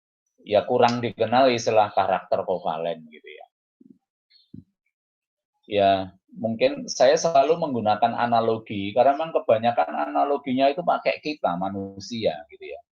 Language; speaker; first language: Indonesian; native; Indonesian